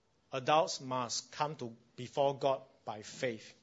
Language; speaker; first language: English; non-native, local second language; Chinese